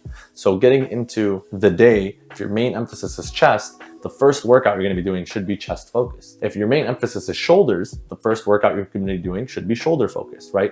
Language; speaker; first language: English; native; English